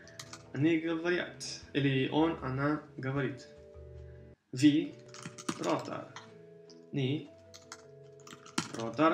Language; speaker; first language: Russian; early bilingual, heritage; Russian